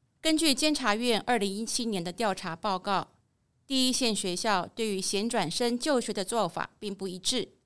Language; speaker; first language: Chinese; native; Chinese